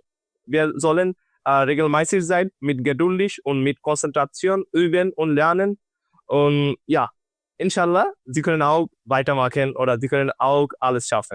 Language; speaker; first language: German; non-native, learner; Bangla